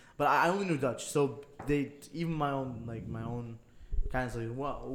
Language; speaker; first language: English; non-native, fluent; Papiamento